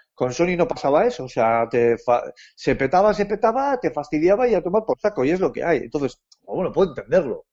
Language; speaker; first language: Spanish; native; Spanish